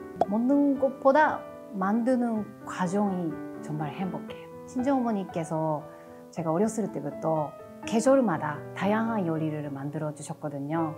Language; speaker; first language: Korean; non-native, fluent; Japanese